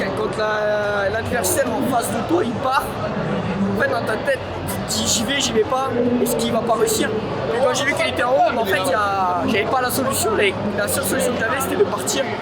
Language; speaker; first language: French; native; French